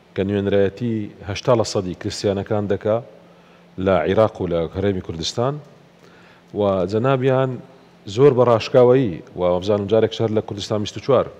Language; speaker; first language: Central Kurdish; non-native, local second language; Assyrian Neo-Aramaic